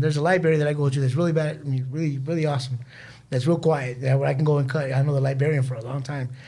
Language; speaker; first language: English; early bilingual, other home language; Spanish